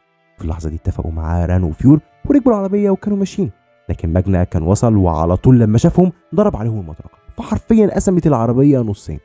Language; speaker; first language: Arabic; native; Arabic